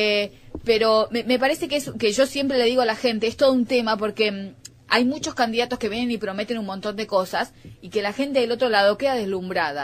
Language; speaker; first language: Spanish; native; Spanish